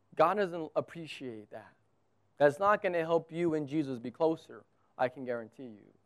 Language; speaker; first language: English; native; English